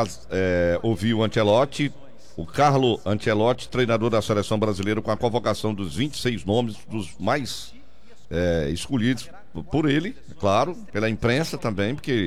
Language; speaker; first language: Portuguese; native; Portuguese